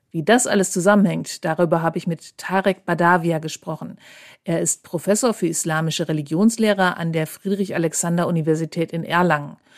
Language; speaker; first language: German; native; German